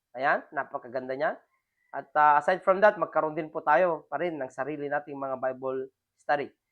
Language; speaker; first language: Filipino; non-native, local second language; Iloko